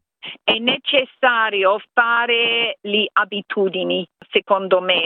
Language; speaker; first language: Italian; non-native, fluent; English